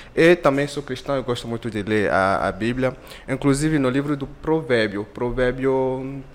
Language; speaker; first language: Portuguese; non-native, fluent; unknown